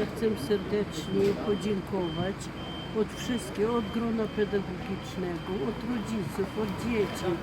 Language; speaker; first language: Polish; early bilingual, heritage; Polish